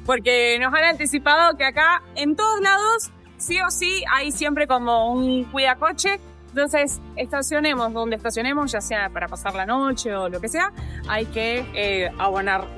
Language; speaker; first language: Spanish; native; Spanish